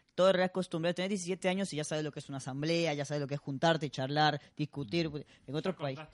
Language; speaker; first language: Spanish; native; Spanish